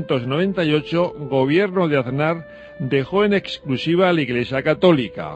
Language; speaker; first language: Spanish; native; Spanish